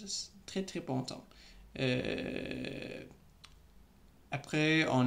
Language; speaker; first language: French; non-native, learner; English